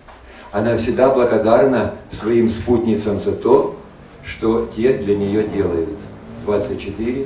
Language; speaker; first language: Russian; native; Russian